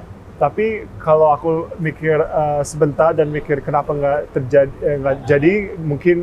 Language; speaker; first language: Indonesian; early bilingual, heritage; English